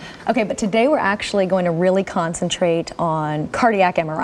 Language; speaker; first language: English; native; English